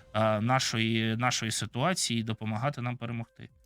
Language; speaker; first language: Ukrainian; non-native, local second language; Russian